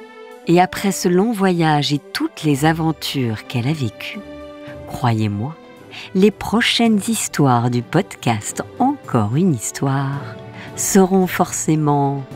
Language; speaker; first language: French; native; French